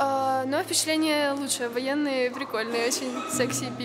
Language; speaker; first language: Russian; native; Russian